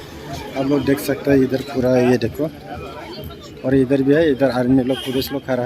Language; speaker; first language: Hindi; non-native, local second language; Bodo